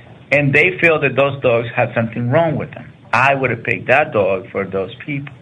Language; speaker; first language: English; non-native, fluent; Spanish